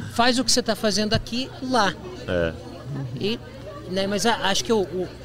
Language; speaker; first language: Portuguese; native; Portuguese